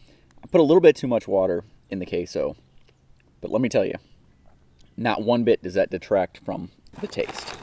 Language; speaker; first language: English; native; English